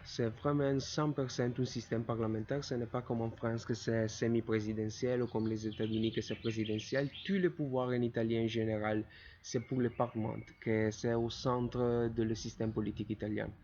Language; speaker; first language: French; non-native, learner; Italian